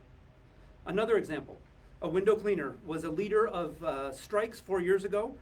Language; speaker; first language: English; native; English